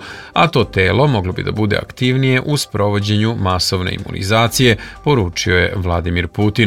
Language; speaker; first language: Serbian; native; Serbian